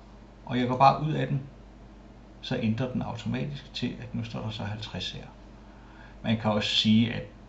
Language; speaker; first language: Danish; native; Danish